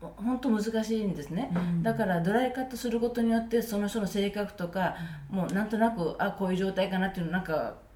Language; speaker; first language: Japanese; native; Japanese